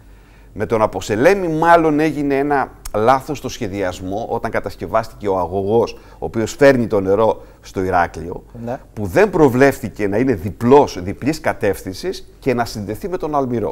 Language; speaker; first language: Greek; native; Greek